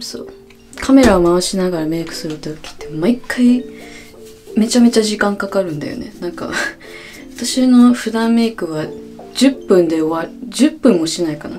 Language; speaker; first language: Japanese; early bilingual, heritage; Japanese